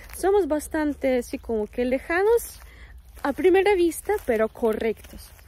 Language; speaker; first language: Spanish; non-native, fluent; Russian